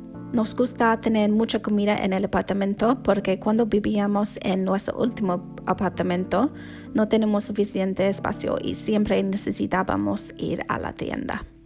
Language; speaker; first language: Spanish; non-native, learner; English